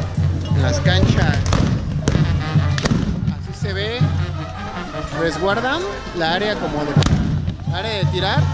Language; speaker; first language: Spanish; native; Spanish